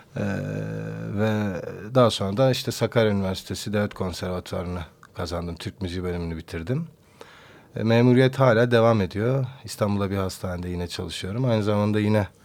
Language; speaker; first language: Turkish; non-native, local second language; Kurdish